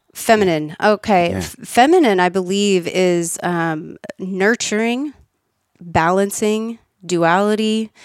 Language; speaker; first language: English; native; English